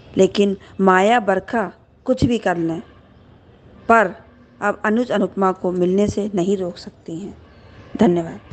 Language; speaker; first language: Hindi; native; Hindi